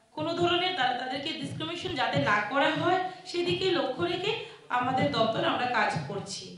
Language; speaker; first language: Bangla; non-native, local second language; Chakma